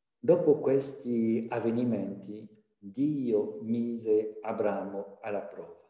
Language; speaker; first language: Italian; non-native, fluent; French